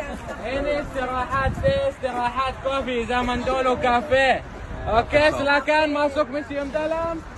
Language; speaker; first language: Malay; non-native, learner; Arabic